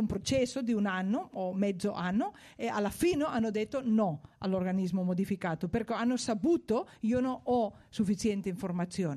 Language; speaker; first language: Italian; non-native, fluent; Spanish